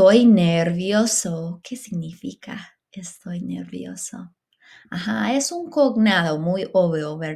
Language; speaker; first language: Spanish; non-native, fluent; English